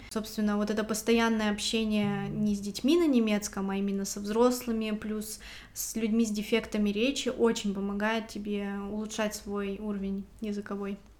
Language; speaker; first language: Russian; native; Russian